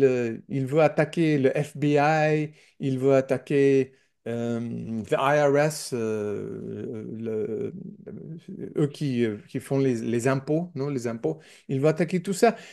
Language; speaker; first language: French; non-native, learner; English